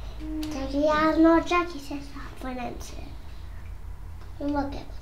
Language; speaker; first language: Polish; early bilingual, heritage; Polish